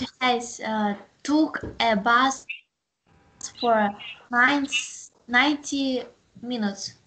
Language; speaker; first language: English; non-native, learner; Russian